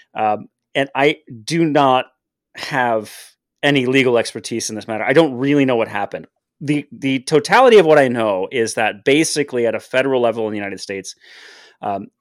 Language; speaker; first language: English; native; English